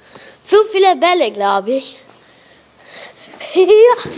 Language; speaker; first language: German; non-native, learner; French